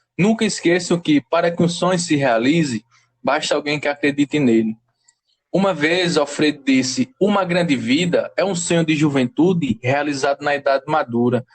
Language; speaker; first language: Portuguese; native; Portuguese